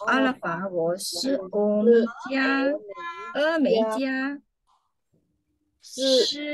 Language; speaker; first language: Chinese; non-native, fluent; English